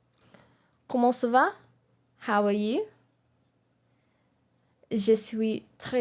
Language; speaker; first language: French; non-native, learner; English